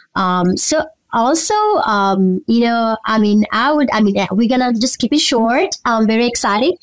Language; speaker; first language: English; non-native, local second language; Nepali